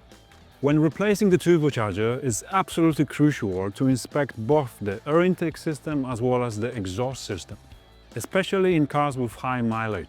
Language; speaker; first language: English; non-native, fluent; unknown